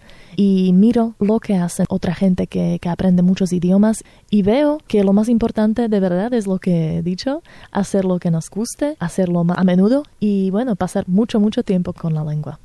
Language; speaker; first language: Spanish; non-native, fluent; Slovak